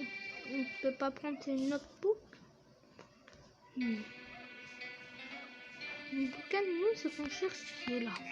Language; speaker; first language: French; native; French